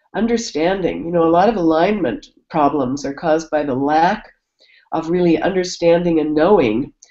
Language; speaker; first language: English; native; English